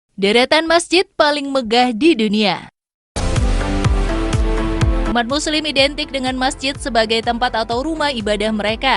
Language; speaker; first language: Indonesian; native; Indonesian